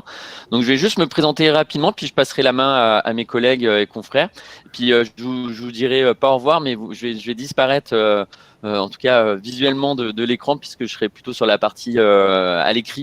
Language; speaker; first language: French; native; French